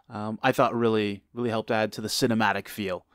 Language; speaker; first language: English; native; English